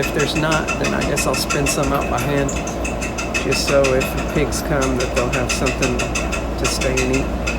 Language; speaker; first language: English; native; English